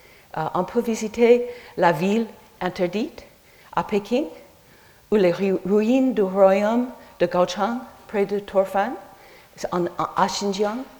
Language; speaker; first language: French; non-native, fluent; English